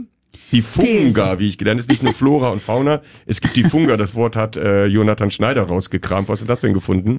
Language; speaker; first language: German; native; German